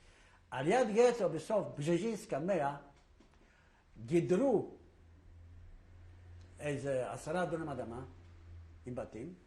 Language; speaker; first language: Hebrew; non-native, fluent; Yiddish